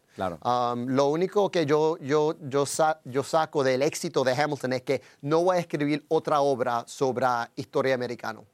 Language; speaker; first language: Spanish; early bilingual, heritage; Spanish